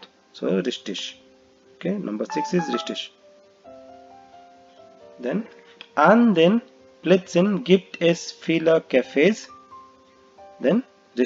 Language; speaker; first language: German; non-native, fluent; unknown